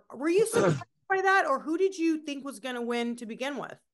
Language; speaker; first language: English; native; English